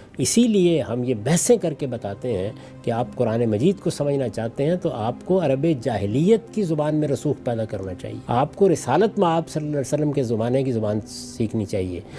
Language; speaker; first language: Urdu; non-native, local second language; Punjabi